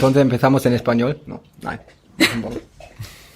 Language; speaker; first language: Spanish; non-native, fluent; German